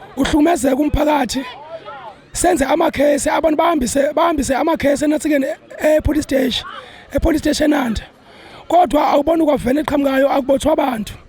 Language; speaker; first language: Zulu; non-native, local second language; Xhosa